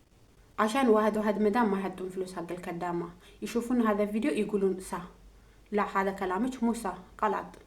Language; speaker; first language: Arabic; non-native, learner; Amharic